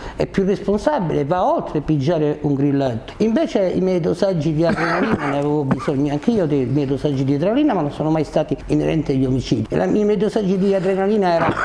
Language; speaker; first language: Italian; native; Italian